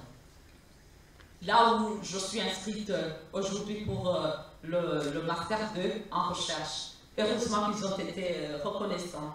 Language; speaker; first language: French; non-native, local second language; Rundi